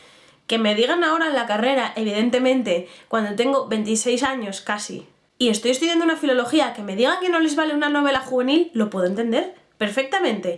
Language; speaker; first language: Spanish; native; Spanish